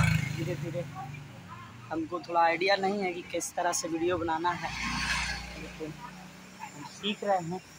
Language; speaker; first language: Hindi; non-native, local second language; Bhojpuri